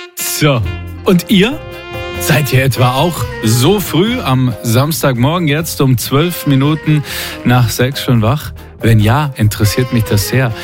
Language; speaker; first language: German; native; German